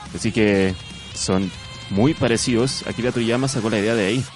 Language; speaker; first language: Spanish; non-native, fluent; Chinese